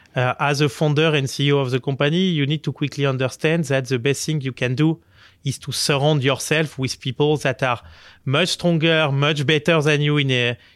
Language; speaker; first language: English; non-native, fluent; French